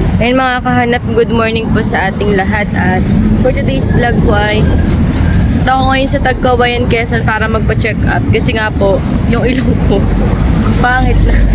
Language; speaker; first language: Filipino; native; Filipino